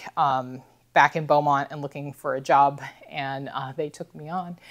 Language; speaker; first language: English; native; English